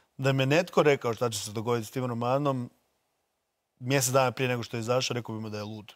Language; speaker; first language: Croatian; native; Croatian